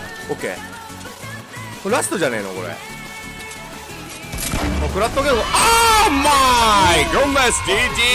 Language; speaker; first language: Japanese; native; Japanese